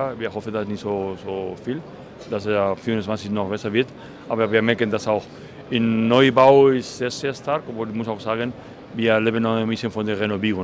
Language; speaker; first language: German; non-native, fluent; Spanish